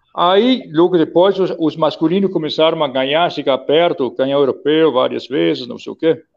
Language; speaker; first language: Portuguese; non-native, fluent; Danish